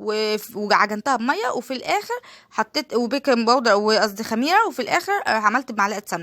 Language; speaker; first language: Arabic; native; Arabic